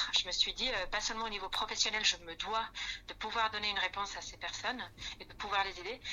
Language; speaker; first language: French; non-native, fluent; Spanish